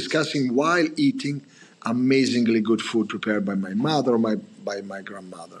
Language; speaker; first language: English; non-native, fluent; Italian